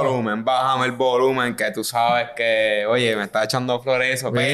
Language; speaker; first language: Spanish; native; Spanish